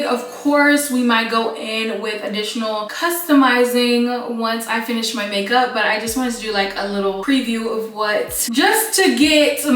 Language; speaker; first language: English; native; English